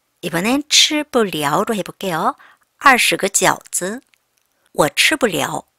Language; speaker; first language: Chinese; non-native, fluent; Korean